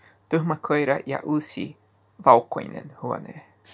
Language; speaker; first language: Finnish; non-native, learner; Portuguese